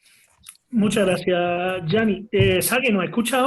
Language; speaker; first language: Spanish; native; Spanish